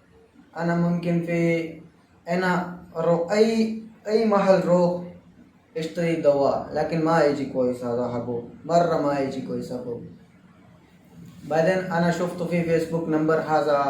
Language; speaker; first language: Arabic; non-native, learner; Urdu